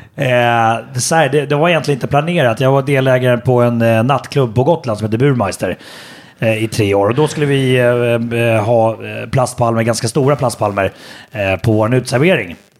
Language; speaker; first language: Swedish; native; Swedish